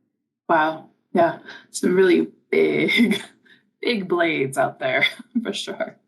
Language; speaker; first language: English; native; English